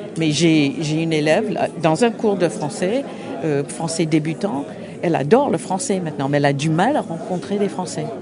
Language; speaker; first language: French; non-native, fluent; English